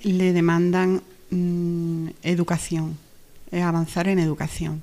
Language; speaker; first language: Spanish; native; Spanish